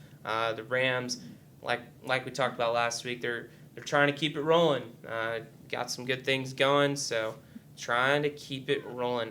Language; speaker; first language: English; native; English